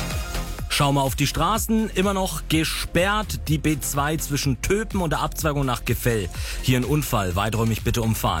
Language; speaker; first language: German; native; German